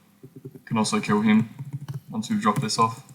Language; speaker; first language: English; native; English